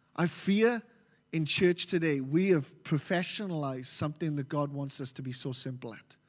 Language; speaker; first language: English; native; English